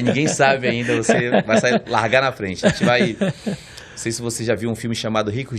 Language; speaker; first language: Portuguese; native; Portuguese